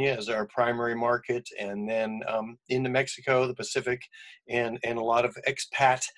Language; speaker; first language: English; native; English